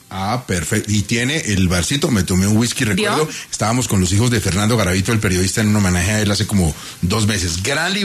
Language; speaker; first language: Spanish; native; Spanish